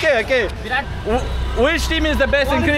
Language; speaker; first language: English; non-native, learner; Lithuanian